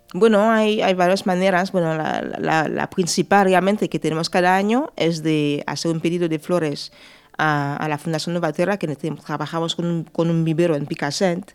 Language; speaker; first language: Spanish; non-native, fluent; French